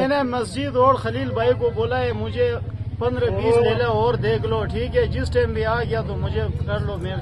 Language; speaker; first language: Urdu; non-native, local second language; Pashto